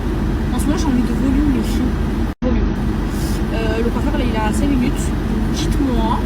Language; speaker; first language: French; native; French